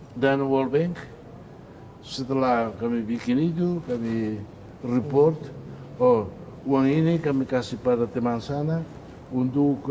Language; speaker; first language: Indonesian; non-native, fluent; Tetum